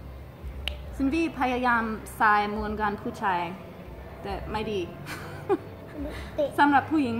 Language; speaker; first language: Thai; non-native, learner; English